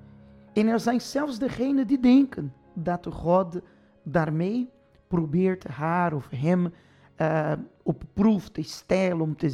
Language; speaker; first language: Dutch; non-native, fluent; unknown